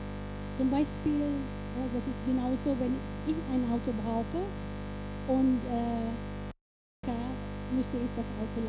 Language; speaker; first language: German; non-native, fluent; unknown